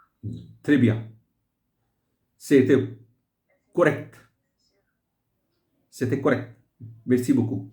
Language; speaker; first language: French; non-native, fluent; Hindi